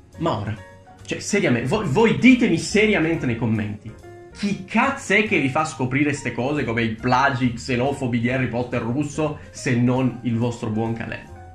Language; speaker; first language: Italian; early bilingual, other home language; Romanian